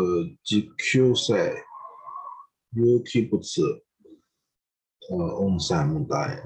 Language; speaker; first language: Japanese; non-native, learner; Chinese